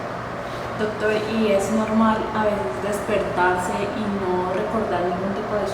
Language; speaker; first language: Spanish; native; Spanish